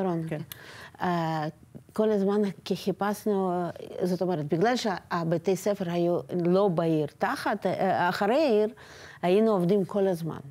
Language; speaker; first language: Hebrew; non-native, fluent; Russian